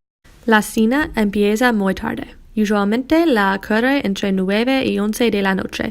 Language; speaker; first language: Spanish; non-native, learner; English